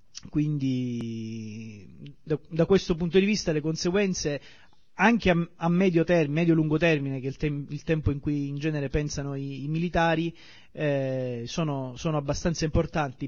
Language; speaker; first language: Italian; native; Italian